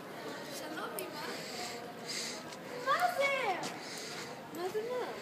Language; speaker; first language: Hebrew; non-native, learner; Spanish